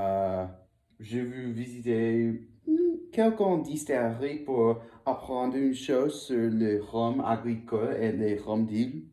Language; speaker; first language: French; non-native, learner; English